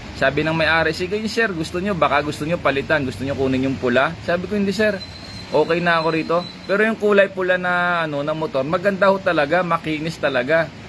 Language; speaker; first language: Filipino; non-native, local second language; Hiligaynon